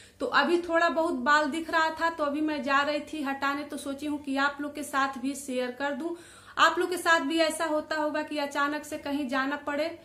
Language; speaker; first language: Hindi; native; Hindi